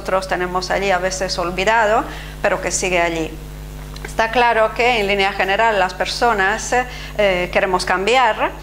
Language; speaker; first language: Spanish; non-native, fluent; Italian